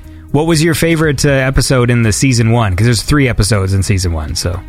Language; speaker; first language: English; native; English